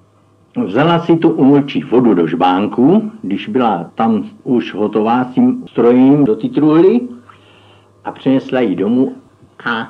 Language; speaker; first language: Czech; native; Czech